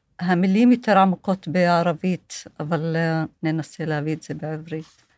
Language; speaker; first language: Hebrew; non-native, local second language; Arabic